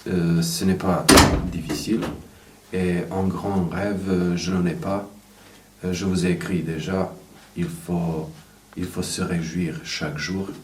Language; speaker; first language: French; non-native, fluent; Serbian